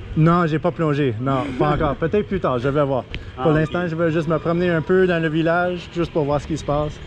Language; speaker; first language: French; non-native, local second language; English